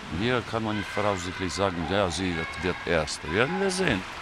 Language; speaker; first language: German; non-native, fluent; Russian